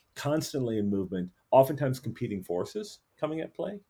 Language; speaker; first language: English; native; English